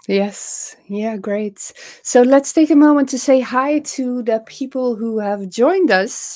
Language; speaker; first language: English; non-native, fluent; Dutch